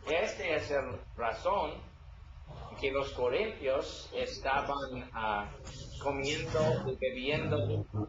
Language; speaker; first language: Spanish; non-native, learner; English